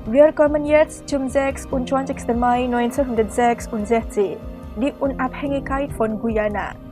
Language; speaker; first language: German; non-native, fluent; Indonesian